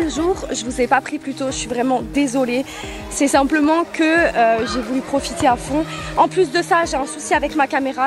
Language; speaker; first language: French; native; French